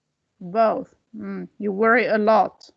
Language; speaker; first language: English; non-native, fluent; Arabic